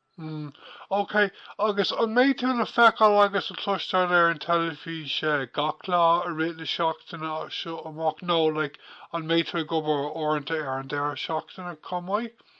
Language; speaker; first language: Irish; non-native, local second language; English